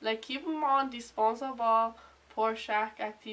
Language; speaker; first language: French; non-native, learner; English